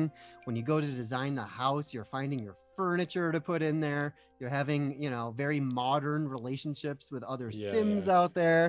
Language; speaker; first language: English; native; English